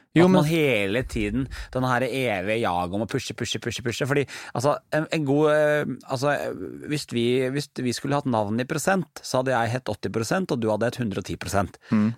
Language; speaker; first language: Norwegian; native; Norwegian